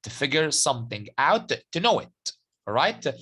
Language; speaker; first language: English; non-native, fluent; Arabic